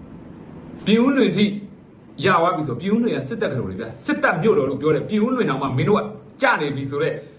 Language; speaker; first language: Burmese; native; Burmese